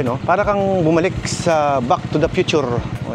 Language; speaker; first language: Filipino; native; Filipino